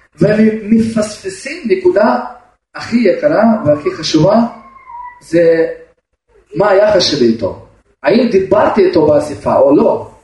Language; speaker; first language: Hebrew; non-native, fluent; Russian